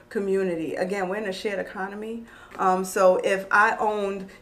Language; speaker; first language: English; native; English